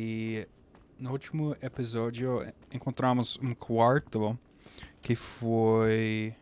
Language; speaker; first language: Portuguese; non-native, fluent; English